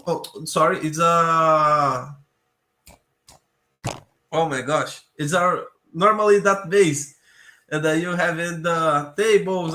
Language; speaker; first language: English; non-native, learner; Portuguese